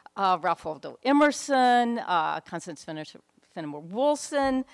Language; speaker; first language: English; native; English